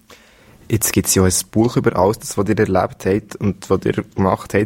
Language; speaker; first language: German; native; German